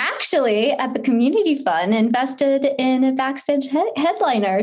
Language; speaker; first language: English; early bilingual, other home language; Spanish